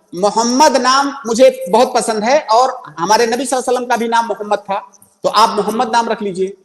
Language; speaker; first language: Urdu; native; Urdu